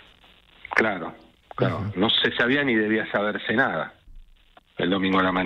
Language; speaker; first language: Spanish; native; Spanish